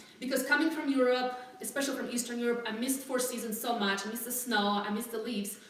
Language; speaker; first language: English; non-native, fluent; Russian